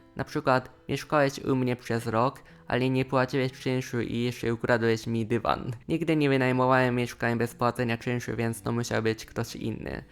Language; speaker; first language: Polish; non-native, fluent; Japanese